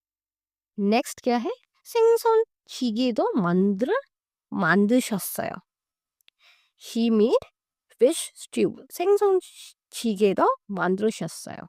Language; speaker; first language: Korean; non-native, learner; Hindi